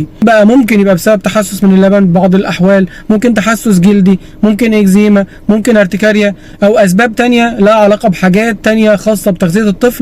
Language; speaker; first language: Arabic; native; Arabic